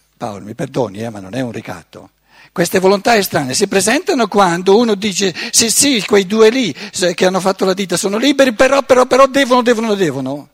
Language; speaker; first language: Italian; native; Italian